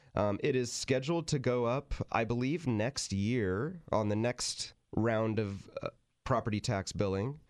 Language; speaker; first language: English; native; English